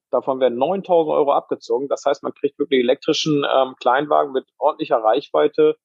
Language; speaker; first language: German; native; German